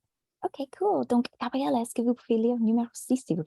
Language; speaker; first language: French; native; French